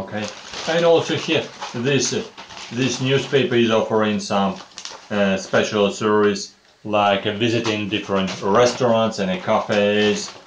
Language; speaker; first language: English; non-native, fluent; Russian